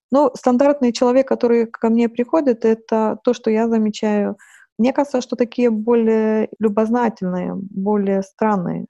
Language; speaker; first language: Russian; non-native, fluent; Lithuanian